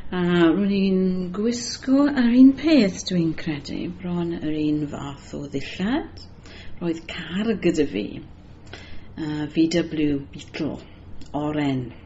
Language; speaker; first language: Welsh; non-native, learner; English